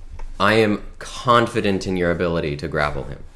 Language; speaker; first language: English; native; English